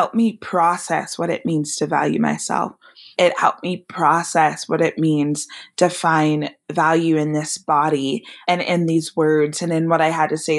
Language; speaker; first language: English; native; English